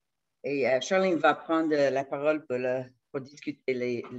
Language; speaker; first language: French; non-native, fluent; English